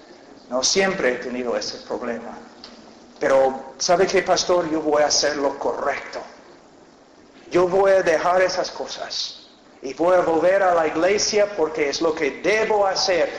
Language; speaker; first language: Spanish; non-native, fluent; English